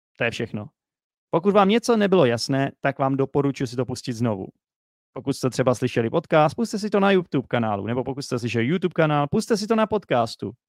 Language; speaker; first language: Czech; native; Czech